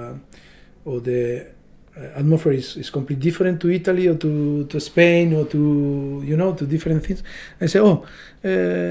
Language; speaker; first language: English; non-native, learner; Spanish